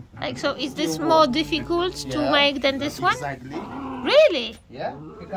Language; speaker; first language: English; non-native, fluent; Polish